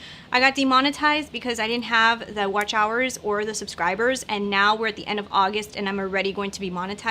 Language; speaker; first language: English; native; English